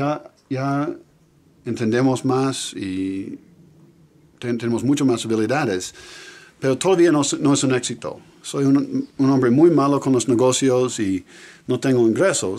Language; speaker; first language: Spanish; non-native, fluent; English